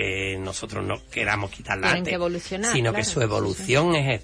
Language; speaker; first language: Spanish; native; Spanish